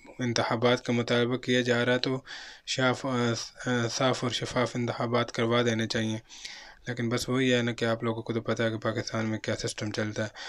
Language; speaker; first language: Urdu; non-native, local second language; Punjabi